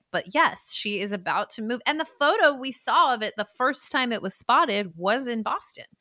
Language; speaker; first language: English; native; English